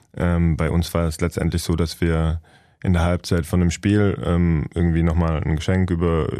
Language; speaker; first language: German; native; German